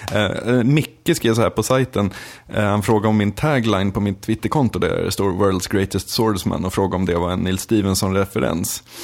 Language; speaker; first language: Swedish; native; Swedish